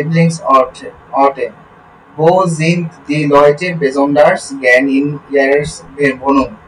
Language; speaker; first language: German; non-native, learner; Bangla